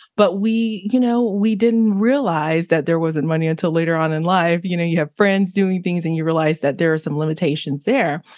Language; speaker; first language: English; early bilingual, other home language; Haitian Creole